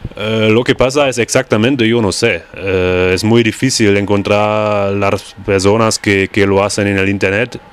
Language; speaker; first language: Spanish; non-native, learner; German